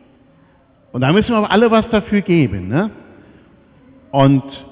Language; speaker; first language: German; native; German